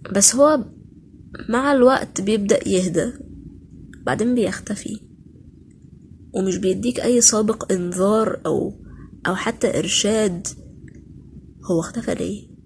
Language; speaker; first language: Arabic; native; Arabic